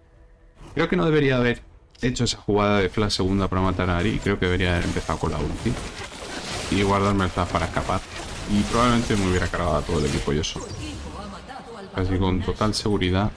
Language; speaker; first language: Spanish; native; Spanish